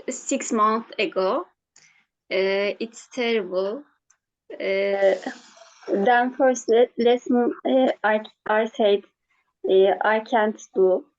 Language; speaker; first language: English; non-native, learner; Turkish